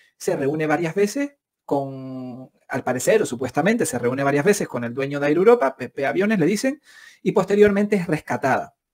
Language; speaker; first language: Spanish; native; Spanish